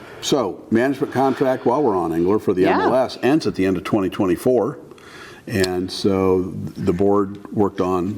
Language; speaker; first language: English; native; English